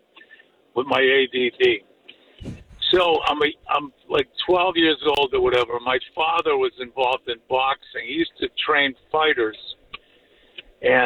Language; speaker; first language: English; native; English